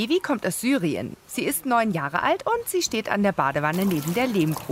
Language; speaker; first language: German; native; German